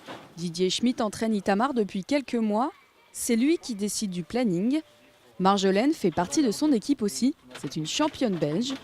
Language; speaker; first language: French; native; French